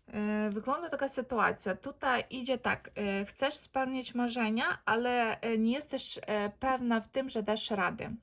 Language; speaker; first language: Polish; non-native, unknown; Ukrainian